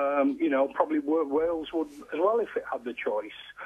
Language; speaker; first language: English; native; English